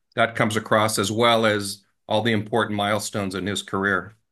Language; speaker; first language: English; native; English